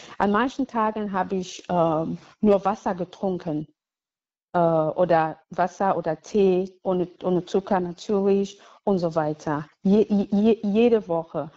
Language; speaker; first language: German; non-native, fluent; English